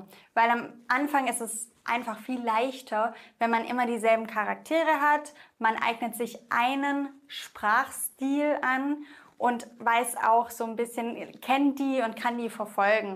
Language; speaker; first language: German; native; German